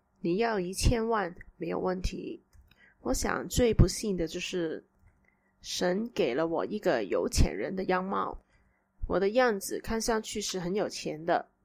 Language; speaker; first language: Chinese; native; Chinese